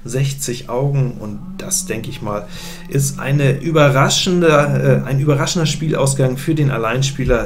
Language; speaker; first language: German; native; German